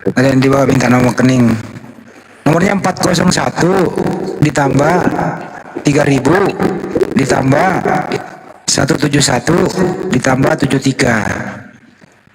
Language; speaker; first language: Indonesian; native; Indonesian